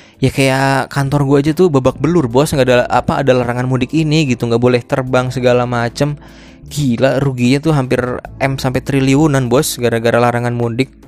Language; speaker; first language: Indonesian; native; Indonesian